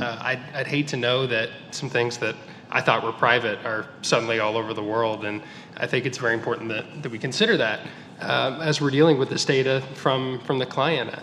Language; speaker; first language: English; native; English